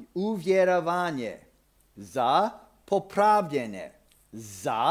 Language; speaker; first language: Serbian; non-native, fluent; English